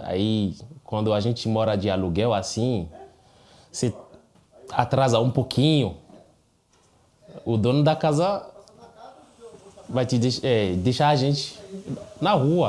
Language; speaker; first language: Portuguese; non-native, fluent; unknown